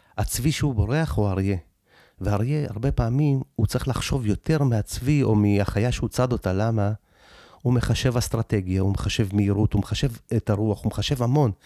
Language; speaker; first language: Hebrew; early bilingual, other home language; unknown